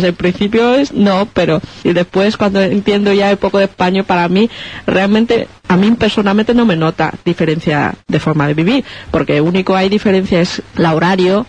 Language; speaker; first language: Spanish; non-native, learner; Chinese